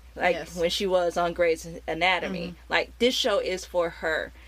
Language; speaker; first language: English; native; English